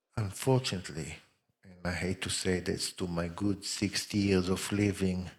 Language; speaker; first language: English; non-native, fluent; Hebrew